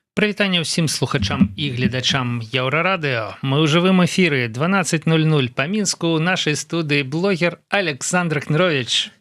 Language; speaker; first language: Belarusian; non-native, local second language; Russian